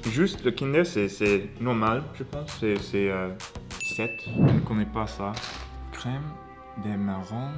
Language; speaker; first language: French; non-native, learner; English